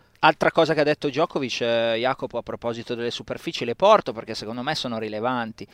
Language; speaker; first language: Italian; native; Italian